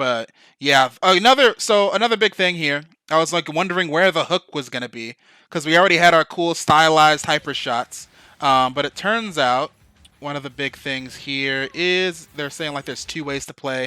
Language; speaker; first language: English; native; English